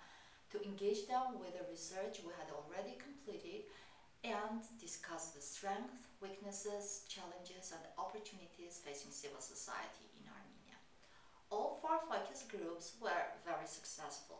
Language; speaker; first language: English; non-native, fluent; Armenian